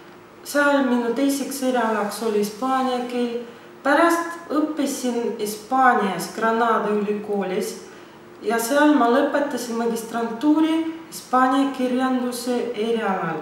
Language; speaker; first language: Estonian; non-native, local second language; Russian